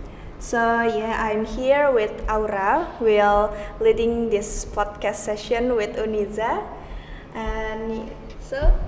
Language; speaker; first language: English; non-native, learner; Indonesian